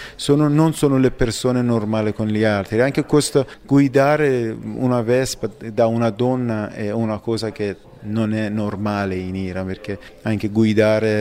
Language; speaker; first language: Italian; non-native, fluent; Persian